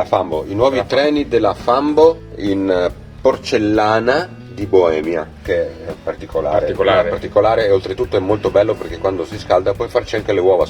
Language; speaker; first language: Italian; native; Italian